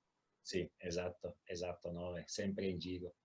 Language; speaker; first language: Italian; non-native, fluent; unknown